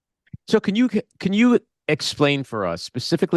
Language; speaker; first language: English; native; English